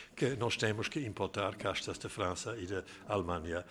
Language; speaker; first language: Portuguese; non-native, fluent; German